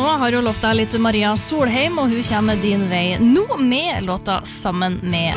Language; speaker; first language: Norwegian; native; Norwegian